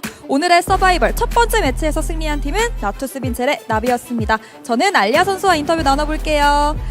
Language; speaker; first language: Korean; native; Korean